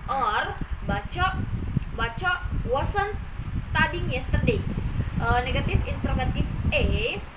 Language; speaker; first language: English; non-native, learner; Indonesian